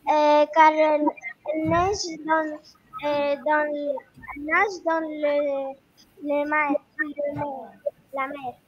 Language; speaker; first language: French; non-native, learner; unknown